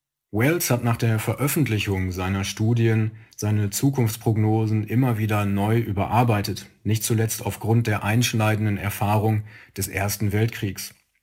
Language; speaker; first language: German; native; German